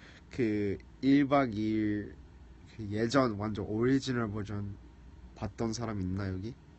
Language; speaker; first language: Korean; early bilingual, heritage; Korean